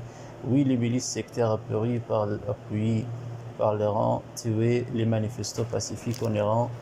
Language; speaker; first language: French; non-native, learner; Arabic